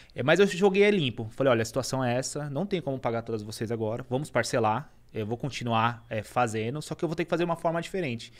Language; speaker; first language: Portuguese; native; Portuguese